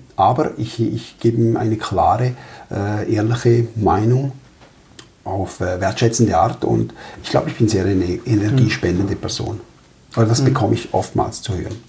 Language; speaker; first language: German; early bilingual, other home language; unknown